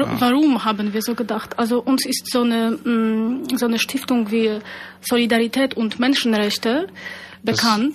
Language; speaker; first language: German; non-native, fluent; Polish